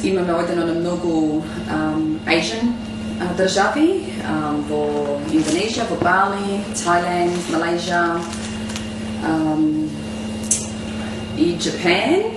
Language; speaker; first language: Macedonian; early bilingual, heritage; Macedonian